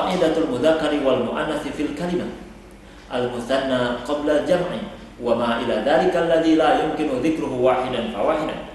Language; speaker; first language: Arabic; non-native, fluent; Indonesian